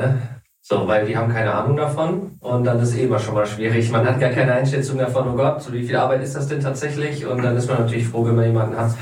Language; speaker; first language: German; native; German